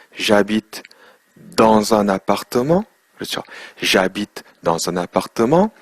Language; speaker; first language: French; non-native, fluent; Korean